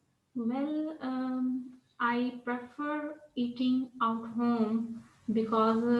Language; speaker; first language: English; non-native, learner; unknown